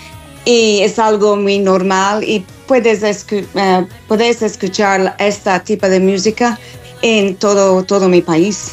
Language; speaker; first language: Spanish; non-native, fluent; English